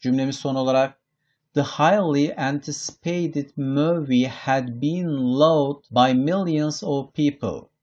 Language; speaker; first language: English; non-native, fluent; Turkish